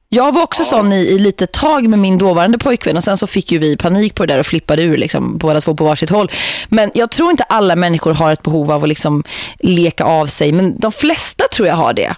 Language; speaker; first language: Swedish; native; Swedish